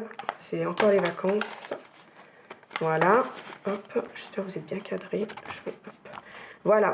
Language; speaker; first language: French; native; French